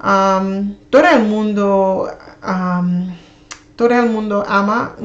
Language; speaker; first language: Spanish; non-native, learner; English